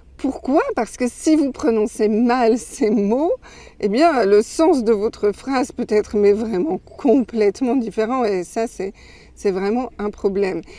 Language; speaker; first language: French; native; French